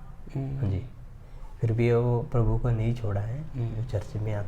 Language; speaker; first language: Hindi; non-native, local second language; Malayalam